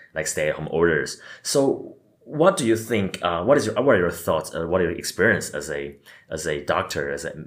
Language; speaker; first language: English; non-native, fluent; Chinese